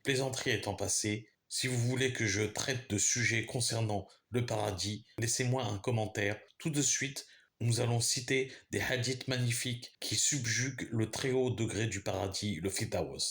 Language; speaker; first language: French; native; French